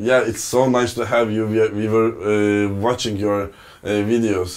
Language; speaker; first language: English; non-native, fluent; Turkish